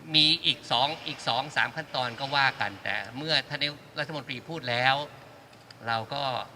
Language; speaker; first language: Thai; native; Thai